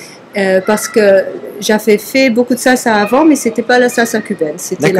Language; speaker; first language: French; non-native, fluent; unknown